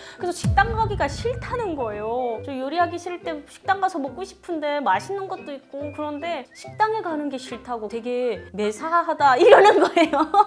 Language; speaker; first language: Korean; native; Korean